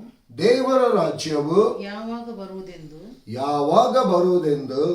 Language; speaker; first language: Kannada; native; Kannada